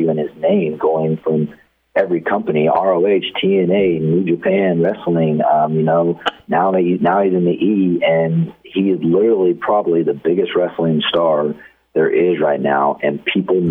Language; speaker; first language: English; native; English